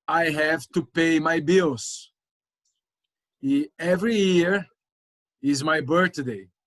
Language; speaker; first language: English; non-native, local second language; Portuguese